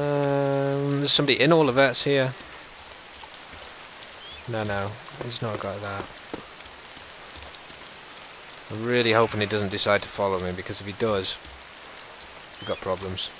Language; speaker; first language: English; native; English